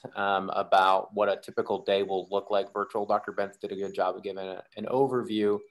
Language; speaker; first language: English; native; English